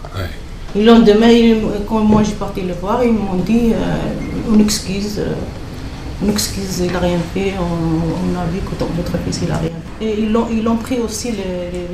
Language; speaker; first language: French; non-native, learner; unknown